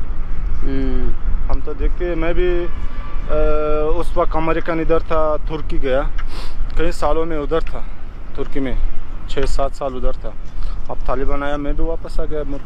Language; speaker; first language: Hindi; non-native, learner; Pashto